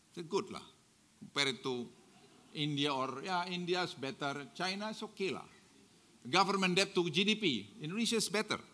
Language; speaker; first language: English; non-native, fluent; Indonesian